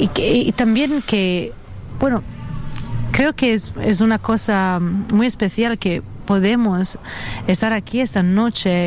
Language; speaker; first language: Spanish; non-native, fluent; Italian